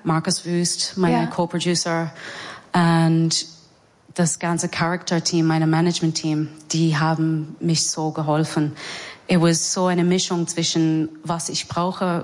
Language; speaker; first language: German; non-native, learner; English